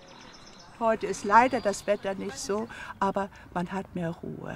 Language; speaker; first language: German; native; German